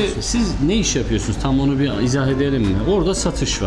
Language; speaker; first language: Turkish; native; Turkish